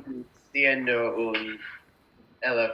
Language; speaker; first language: Spanish; non-native, learner; English